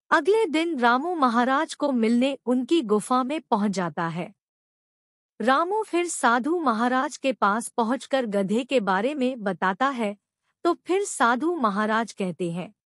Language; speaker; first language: Hindi; native; Hindi